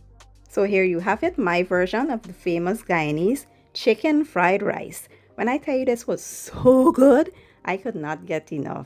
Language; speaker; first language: English; native; English